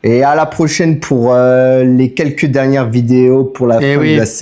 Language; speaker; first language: French; native; French